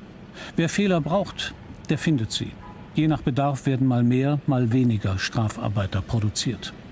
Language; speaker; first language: German; native; German